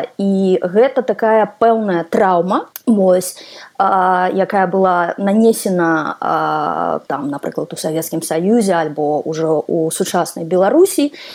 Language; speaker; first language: Belarusian; non-native, local second language; Russian